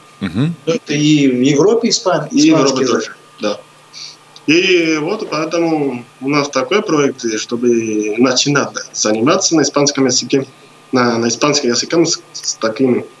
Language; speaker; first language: Russian; non-native, learner; Spanish